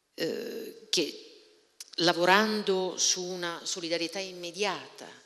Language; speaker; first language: Italian; native; Italian